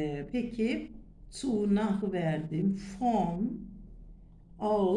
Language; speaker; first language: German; non-native, fluent; Turkish